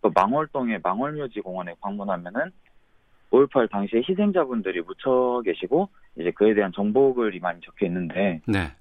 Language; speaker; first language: Korean; native; Korean